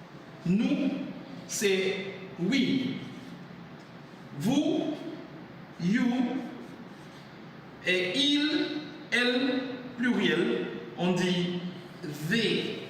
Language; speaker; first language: French; non-native, fluent; English